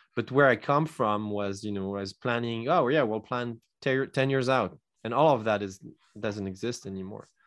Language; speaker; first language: English; non-native, fluent; French